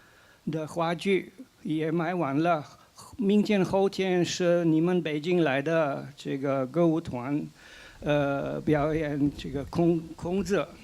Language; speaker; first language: Chinese; non-native, fluent; Slovenian